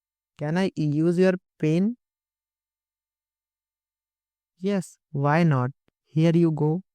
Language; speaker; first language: English; non-native, local second language; Hindi